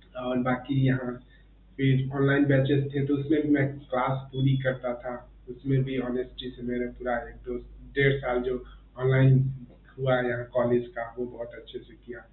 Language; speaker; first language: Hindi; native; Hindi